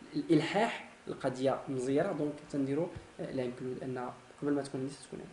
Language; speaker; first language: Arabic; native; Arabic